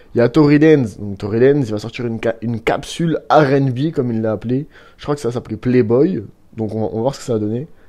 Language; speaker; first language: French; native; French